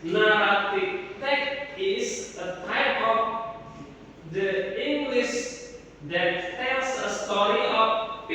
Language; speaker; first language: English; non-native, learner; Indonesian